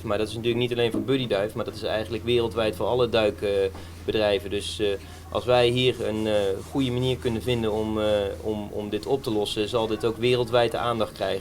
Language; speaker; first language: Dutch; native; Dutch